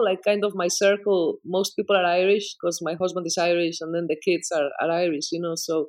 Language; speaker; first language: English; non-native, fluent; Spanish